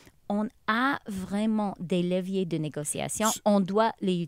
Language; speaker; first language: French; non-native, local second language; English